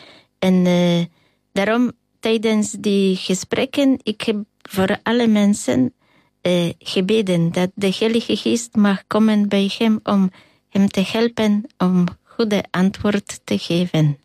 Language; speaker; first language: Dutch; non-native, learner; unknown